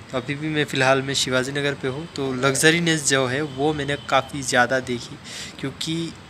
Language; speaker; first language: Hindi; non-native, local second language; Assamese